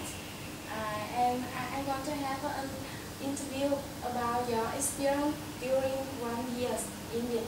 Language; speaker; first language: English; non-native, learner; Vietnamese